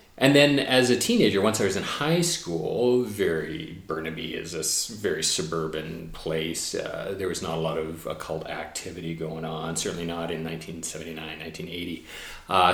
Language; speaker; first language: English; native; English